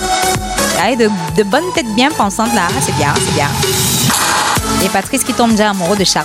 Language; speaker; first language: French; native; French